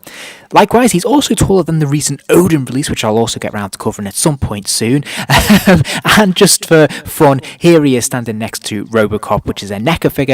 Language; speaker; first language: English; native; English